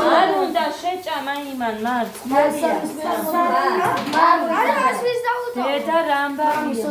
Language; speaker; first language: Georgian; native; Georgian